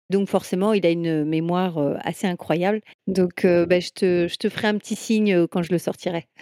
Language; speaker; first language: French; native; French